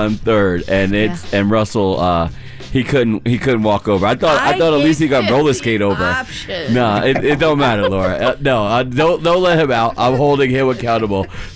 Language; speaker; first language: English; native; English